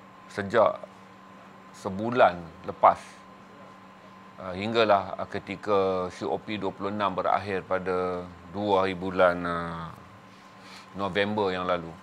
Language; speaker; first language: Malay; native; Malay